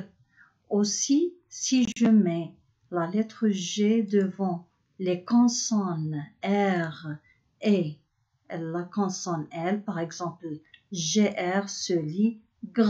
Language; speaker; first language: French; non-native, local second language; Arabic